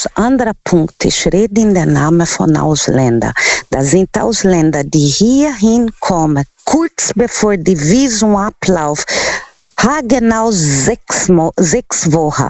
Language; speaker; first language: German; non-native, learner; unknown